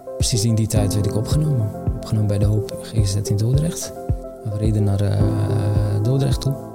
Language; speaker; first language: Dutch; early bilingual, other home language; Armenian